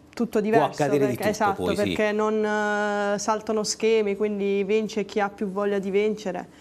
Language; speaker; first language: Italian; native; Italian